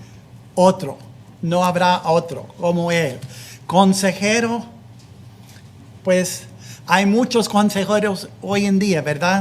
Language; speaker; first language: Spanish; non-native, fluent; English